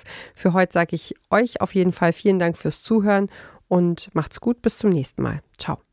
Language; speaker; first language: German; native; German